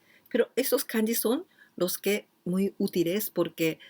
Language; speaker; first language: Spanish; non-native, fluent; Japanese